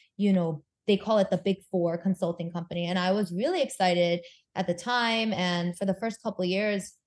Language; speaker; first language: English; early bilingual, other home language; Korean